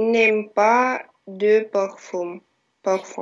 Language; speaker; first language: French; non-native, learner; Russian